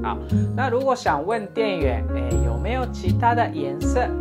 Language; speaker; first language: Chinese; non-native, fluent; Japanese